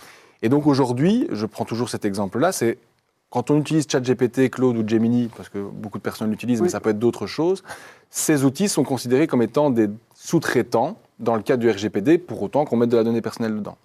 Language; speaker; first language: French; native; French